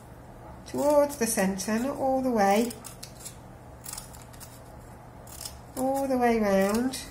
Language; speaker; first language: English; native; English